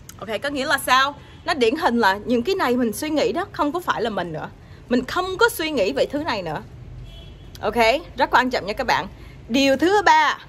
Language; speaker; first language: Vietnamese; early bilingual, heritage; Vietnamese